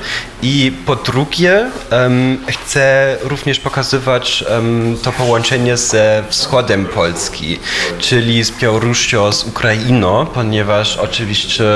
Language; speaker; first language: Polish; non-native, fluent; German